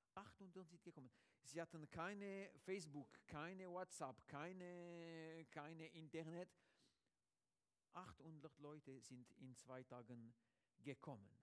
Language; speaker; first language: German; non-native, learner; French